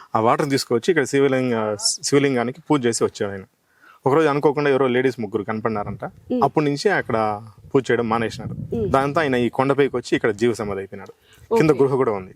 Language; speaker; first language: Telugu; native; Telugu